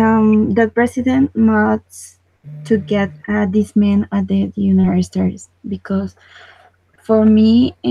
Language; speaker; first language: English; non-native, learner; Spanish